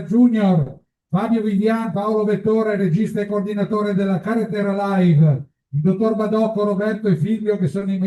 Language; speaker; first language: Italian; native; Italian